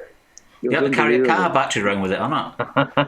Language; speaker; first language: English; native; English